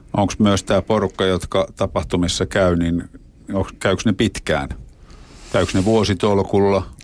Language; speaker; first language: Finnish; native; Finnish